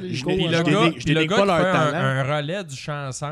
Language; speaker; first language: French; native; French